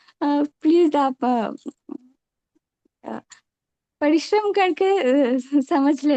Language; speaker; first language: Hindi; non-native, local second language; Bangla